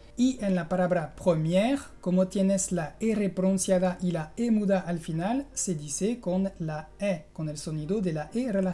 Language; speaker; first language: Spanish; non-native, fluent; French